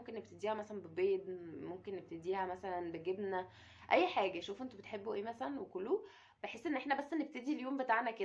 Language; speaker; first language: Arabic; native; Arabic